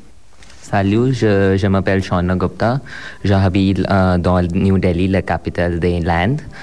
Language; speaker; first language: French; non-native, learner; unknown